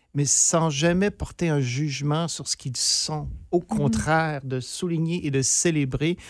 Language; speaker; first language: French; native; French